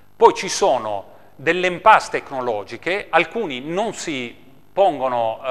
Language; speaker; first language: Italian; native; Italian